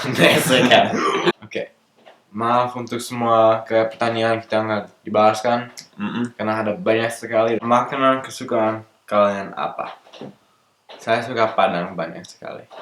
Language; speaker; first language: Indonesian; non-native, local second language; English